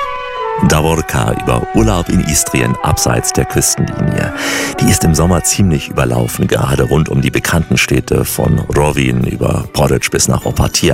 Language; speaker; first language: German; native; German